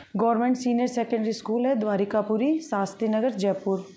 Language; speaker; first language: Hindi; native; Hindi